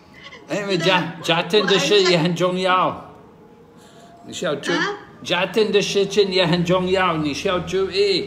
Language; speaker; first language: Chinese; non-native, learner; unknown